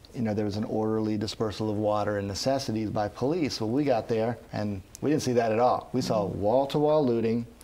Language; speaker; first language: English; native; English